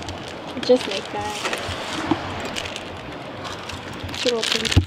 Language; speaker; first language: English; non-native, learner; Cebuano